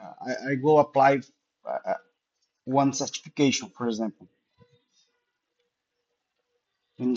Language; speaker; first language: English; non-native, learner; Portuguese